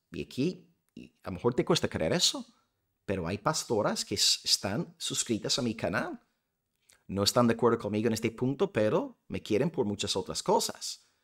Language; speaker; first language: Spanish; non-native, fluent; English